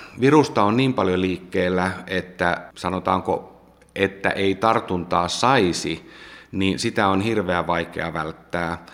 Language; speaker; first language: Finnish; native; Finnish